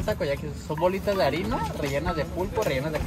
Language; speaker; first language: Spanish; native; Spanish